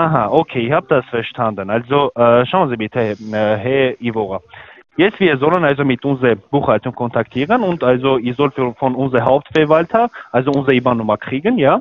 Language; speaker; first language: German; non-native, learner; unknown